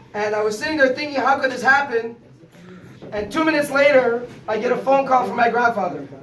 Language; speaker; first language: English; native; English